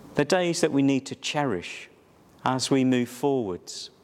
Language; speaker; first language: English; native; English